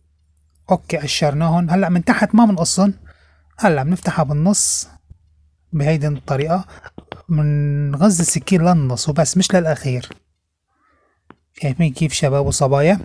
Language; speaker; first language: Arabic; native; Arabic